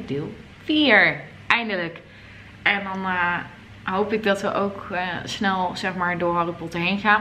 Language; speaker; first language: Dutch; native; Dutch